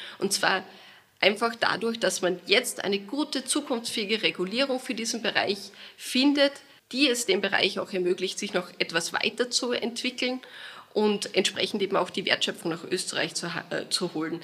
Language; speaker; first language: German; native; German